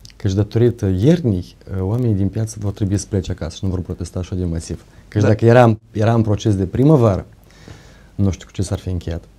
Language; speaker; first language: Romanian; native; Romanian